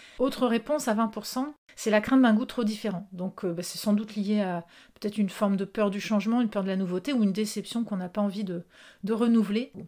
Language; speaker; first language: French; native; French